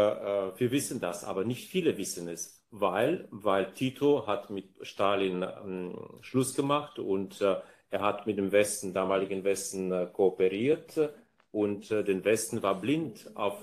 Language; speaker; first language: German; non-native, fluent; Bulgarian